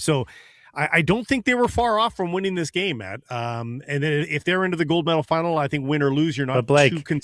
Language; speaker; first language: English; native; English